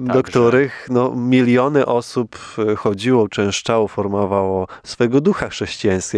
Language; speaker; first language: Polish; native; Polish